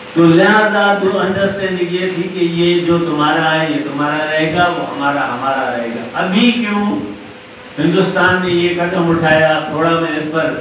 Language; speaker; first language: Urdu; non-native, local second language; Sindhi